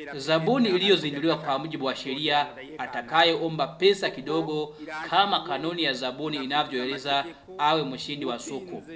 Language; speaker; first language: Swahili; non-native, local second language; Rundi